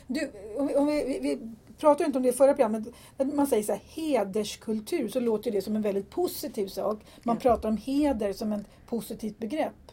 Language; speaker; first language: Swedish; native; Swedish